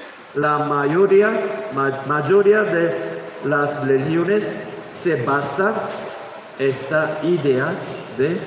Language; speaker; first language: Spanish; non-native, learner; Korean